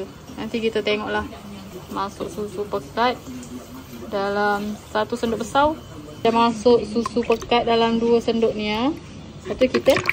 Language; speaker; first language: Malay; native; Malay